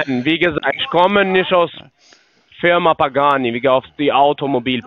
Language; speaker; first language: German; non-native, learner; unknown